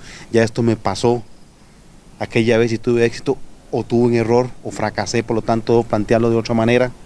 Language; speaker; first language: Spanish; native; Spanish